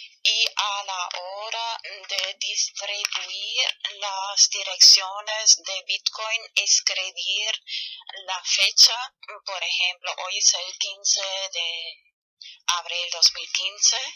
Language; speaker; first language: Spanish; non-native, learner; German